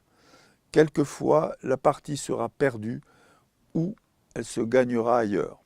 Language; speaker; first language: French; native; French